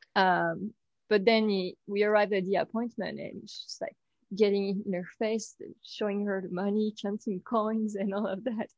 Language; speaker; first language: English; non-native, fluent; French